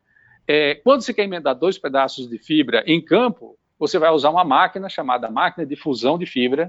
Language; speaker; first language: Portuguese; native; Portuguese